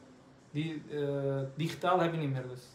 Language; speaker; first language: Dutch; early bilingual, other home language; Turkish